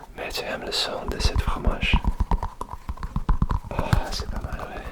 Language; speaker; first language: French; non-native, learner; Russian